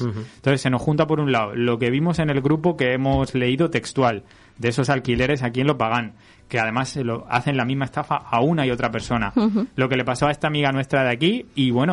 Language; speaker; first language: Spanish; native; Spanish